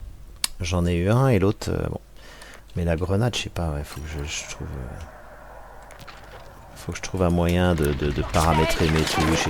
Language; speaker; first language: French; native; French